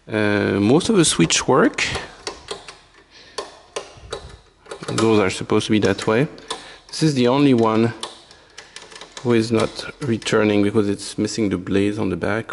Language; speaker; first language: English; non-native, fluent; French